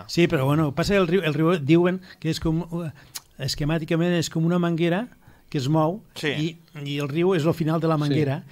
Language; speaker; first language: Catalan; native; Catalan